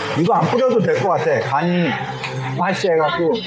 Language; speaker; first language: Korean; native; Korean